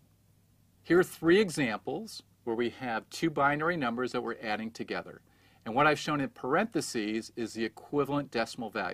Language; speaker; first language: English; native; English